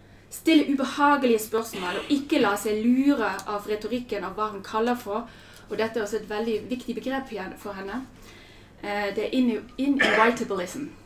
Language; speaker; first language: Norwegian; non-native, fluent; German